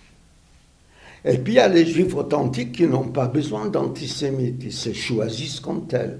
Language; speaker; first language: French; non-native, fluent; Yiddish